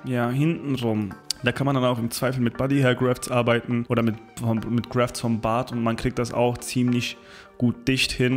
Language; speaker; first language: German; native; German